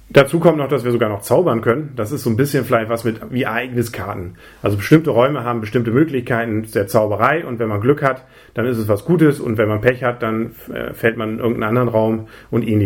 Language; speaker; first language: German; native; German